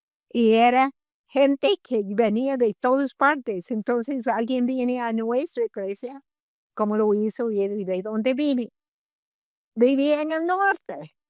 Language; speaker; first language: Spanish; non-native, fluent; English